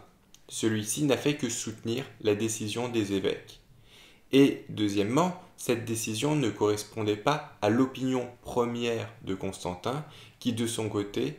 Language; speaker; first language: French; native; French